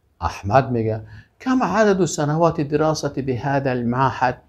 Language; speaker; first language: Arabic; non-native, fluent; Persian